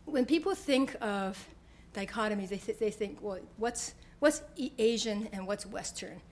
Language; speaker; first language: English; native; English